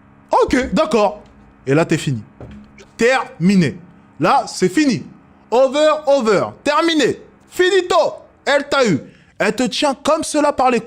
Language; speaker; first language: French; native; French